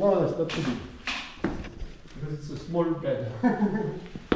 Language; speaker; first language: English; non-native, learner; French